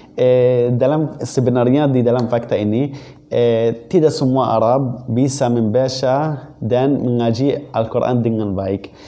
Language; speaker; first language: Indonesian; non-native, fluent; Arabic